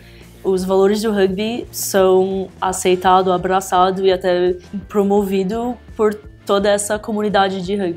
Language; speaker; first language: Portuguese; early bilingual, heritage; English